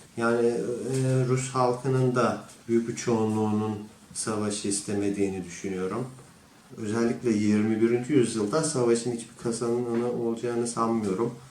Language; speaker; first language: Turkish; native; Turkish